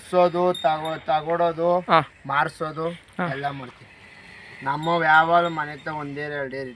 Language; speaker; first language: Kannada; native; Kannada